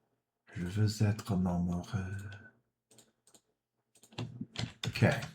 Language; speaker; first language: French; non-native, learner; English